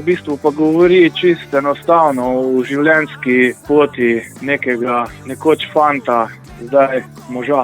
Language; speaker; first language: Slovenian; native; Slovenian